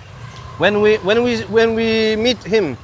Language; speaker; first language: English; non-native, learner; French